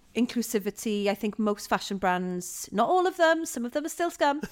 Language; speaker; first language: English; non-native, local second language; Welsh